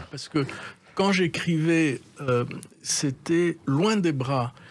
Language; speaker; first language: French; native; French